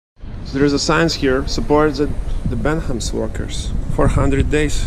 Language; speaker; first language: English; non-native, fluent; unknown